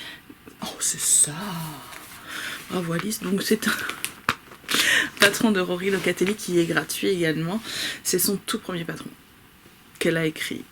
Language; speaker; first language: French; native; French